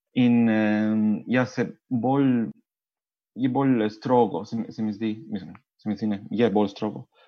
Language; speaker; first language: Slovenian; non-native, fluent; Spanish